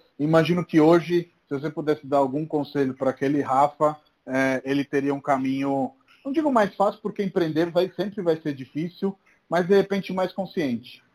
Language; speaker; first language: Portuguese; non-native, fluent; Italian